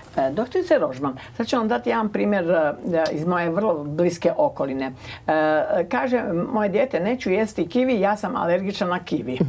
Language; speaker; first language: Croatian; native; Croatian